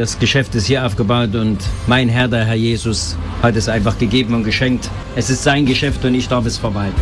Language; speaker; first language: German; native; German